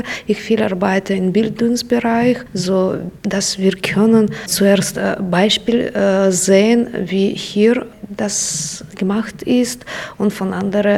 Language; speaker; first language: German; non-native, learner; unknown